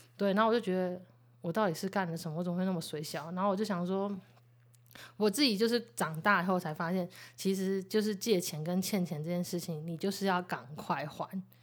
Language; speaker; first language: Chinese; native; Chinese